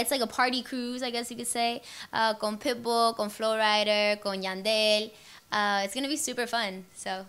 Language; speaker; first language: English; early bilingual, other home language; Spanish